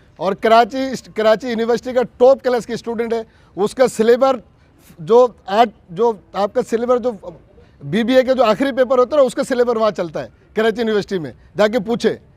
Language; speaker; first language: Urdu; non-native, local second language; Bangla